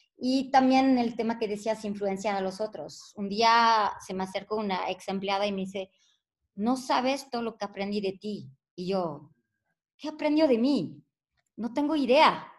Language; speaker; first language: Spanish; non-native, fluent; French